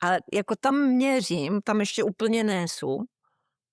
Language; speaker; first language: Czech; early bilingual, heritage; Czech